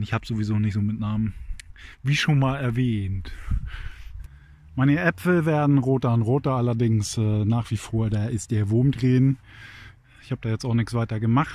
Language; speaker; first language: German; native; German